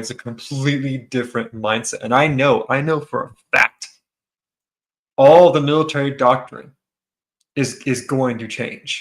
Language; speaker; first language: English; native; English